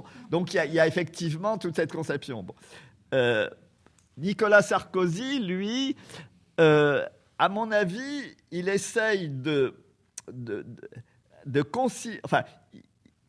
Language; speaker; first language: French; native; French